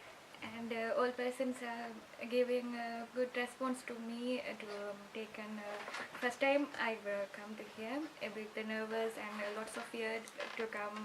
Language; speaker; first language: English; non-native, learner; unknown